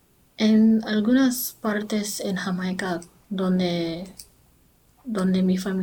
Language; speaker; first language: Spanish; non-native, learner; English